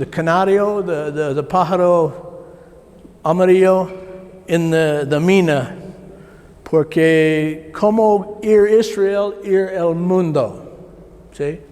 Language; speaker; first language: Spanish; non-native, learner; English